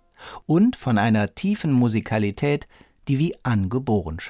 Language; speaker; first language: German; native; German